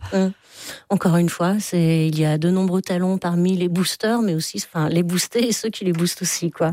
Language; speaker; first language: French; native; French